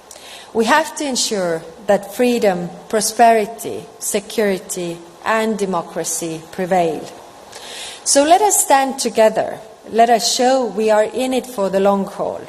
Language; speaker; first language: English; non-native, fluent; Estonian